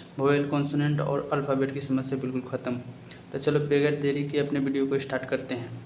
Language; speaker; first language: Hindi; native; Hindi